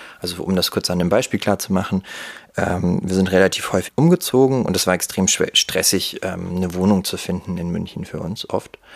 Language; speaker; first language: German; early bilingual, other home language; Russian